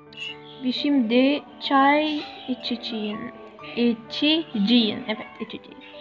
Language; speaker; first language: Turkish; non-native, learner; Arabic